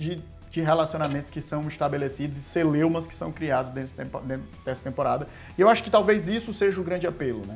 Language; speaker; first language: Portuguese; native; Portuguese